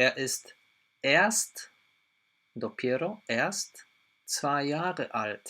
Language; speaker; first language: German; non-native, fluent; Polish